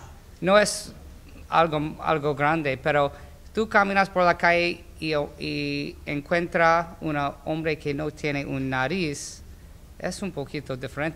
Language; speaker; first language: Spanish; non-native, learner; English